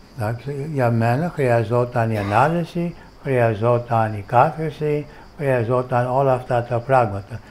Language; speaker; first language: Greek; non-native, fluent; English